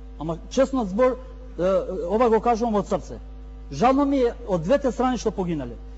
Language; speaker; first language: Macedonian; non-native, local second language; Albanian